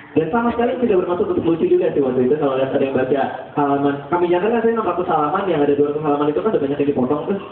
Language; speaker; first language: Indonesian; native; Indonesian